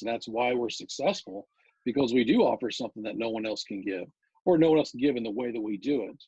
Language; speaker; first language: English; native; English